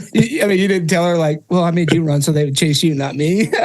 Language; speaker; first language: English; native; English